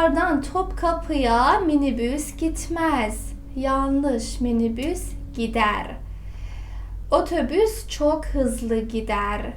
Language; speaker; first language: Turkish; non-native, fluent; Persian